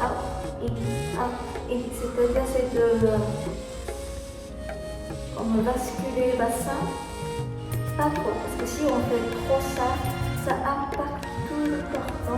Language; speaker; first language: French; non-native, learner; Japanese